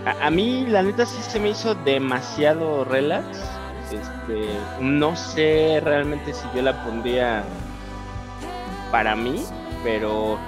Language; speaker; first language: Spanish; native; Spanish